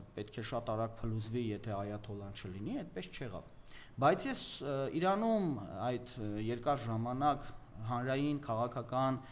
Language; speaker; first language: Armenian; native; Armenian